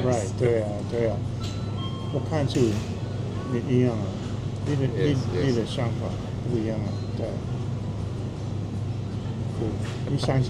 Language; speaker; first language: Chinese; non-native, fluent; English